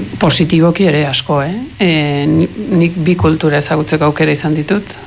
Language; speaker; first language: Basque; early bilingual, heritage; Spanish